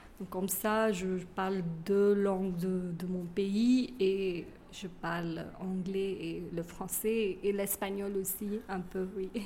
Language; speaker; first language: French; non-native, fluent; Kannada